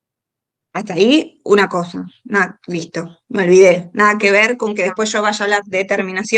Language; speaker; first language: Spanish; native; Spanish